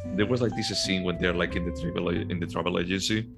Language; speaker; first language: English; non-native, fluent; Galician